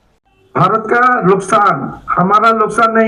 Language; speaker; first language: Hindi; non-native, learner; Bangla